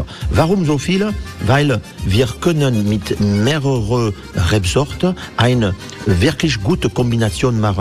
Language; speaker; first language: German; non-native, learner; French